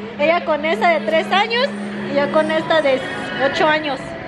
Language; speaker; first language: Spanish; early bilingual, heritage; Spanish